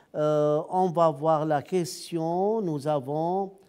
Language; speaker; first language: French; non-native, fluent; Arabic